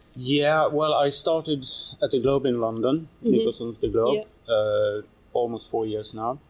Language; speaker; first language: English; non-native, fluent; Swedish